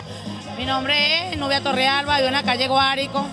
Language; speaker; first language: Spanish; native; Spanish